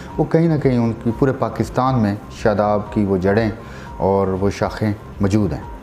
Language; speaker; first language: Urdu; non-native, local second language; Punjabi